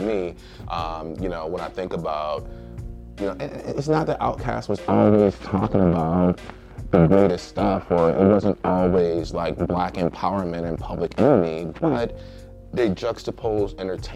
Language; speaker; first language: English; native; English